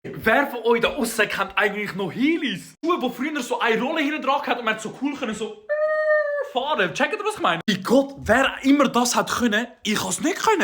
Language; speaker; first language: German; native; German